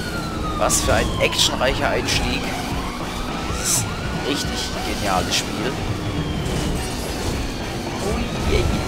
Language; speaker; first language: German; native; German